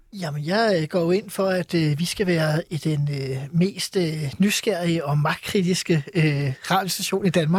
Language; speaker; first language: Danish; native; Danish